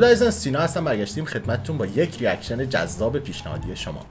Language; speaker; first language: Persian; native; Persian